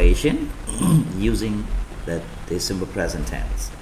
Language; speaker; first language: English; non-native, fluent; Vietnamese